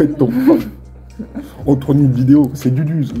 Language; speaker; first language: French; native; French